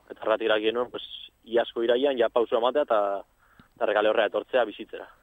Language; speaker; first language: Basque; non-native, local second language; Spanish